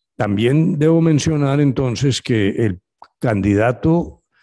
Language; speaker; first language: Spanish; native; Spanish